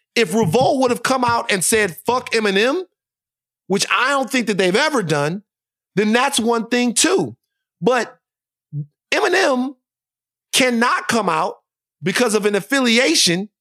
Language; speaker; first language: English; native; English